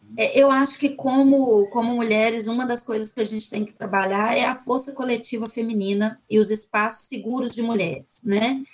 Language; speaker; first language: Portuguese; native; Portuguese